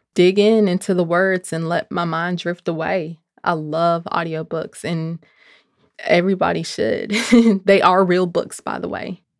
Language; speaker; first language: English; native; English